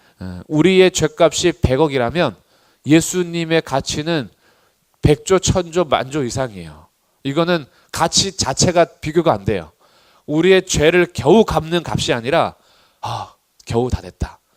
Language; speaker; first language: Korean; native; Korean